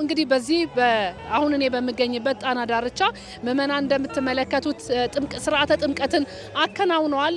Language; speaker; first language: Amharic; native; Amharic